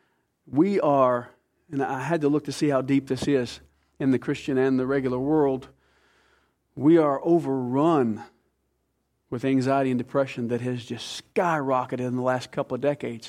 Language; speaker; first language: English; native; English